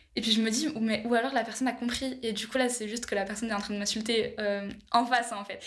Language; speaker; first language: French; native; French